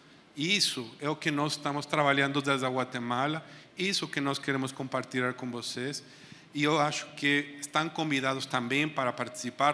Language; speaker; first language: Portuguese; non-native, fluent; Spanish